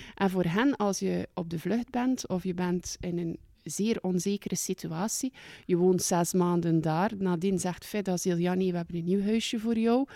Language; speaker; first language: Dutch; native; Dutch